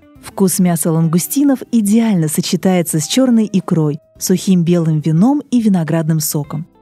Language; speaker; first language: Russian; native; Russian